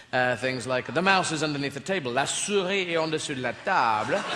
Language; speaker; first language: French; non-native, learner; English